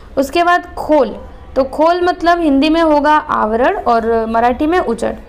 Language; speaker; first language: Hindi; non-native, local second language; Marathi